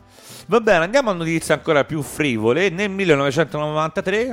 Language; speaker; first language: Italian; native; Italian